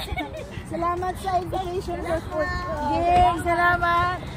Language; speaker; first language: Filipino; non-native, local second language; Cebuano